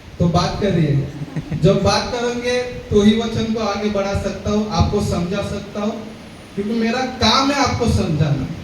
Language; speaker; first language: Hindi; non-native, local second language; Marathi